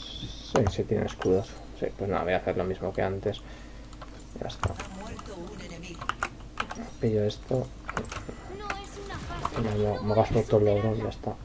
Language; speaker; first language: Spanish; native; Spanish